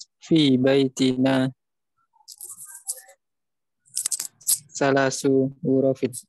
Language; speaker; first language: Arabic; non-native, learner; Indonesian